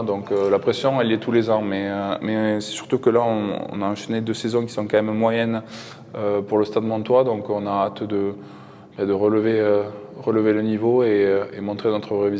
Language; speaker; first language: French; native; French